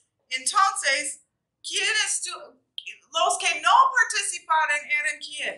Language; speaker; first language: Spanish; non-native, fluent; English